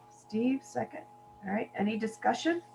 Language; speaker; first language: English; native; English